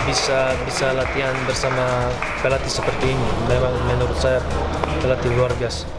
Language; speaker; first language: Indonesian; non-native, fluent; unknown